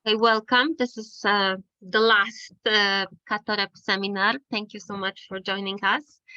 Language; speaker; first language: English; non-native, fluent; Polish